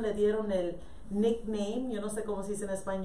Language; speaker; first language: Spanish; early bilingual, heritage; Spanish